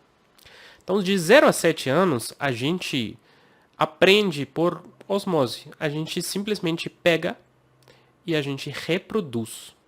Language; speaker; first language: Portuguese; non-native, fluent; English